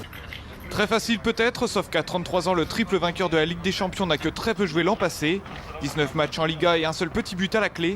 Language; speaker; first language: French; native; French